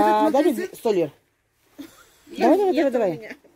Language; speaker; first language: Russian; non-native, learner; Turkish